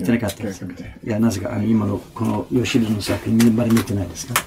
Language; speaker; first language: Japanese; non-native, fluent; English